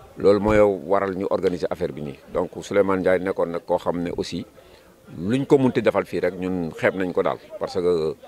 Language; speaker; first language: Wolof; native; Wolof